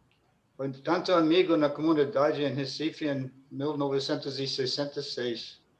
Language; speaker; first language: Portuguese; non-native, fluent; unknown